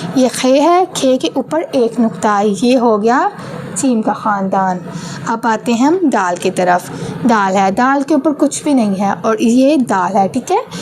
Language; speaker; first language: Urdu; native; Urdu